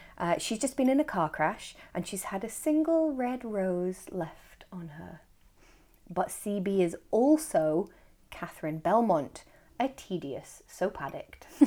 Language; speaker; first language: English; native; English